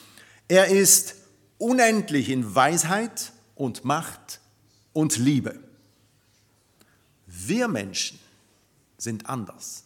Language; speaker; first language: German; non-native, fluent; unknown